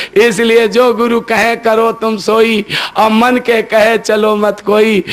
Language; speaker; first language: Hindi; native; Hindi